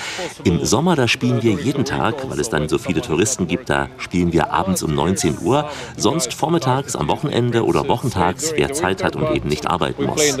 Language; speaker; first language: German; native; German